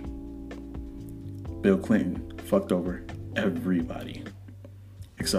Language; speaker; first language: English; native; English